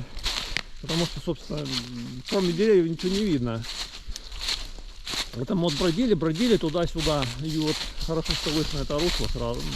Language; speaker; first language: Russian; native; Russian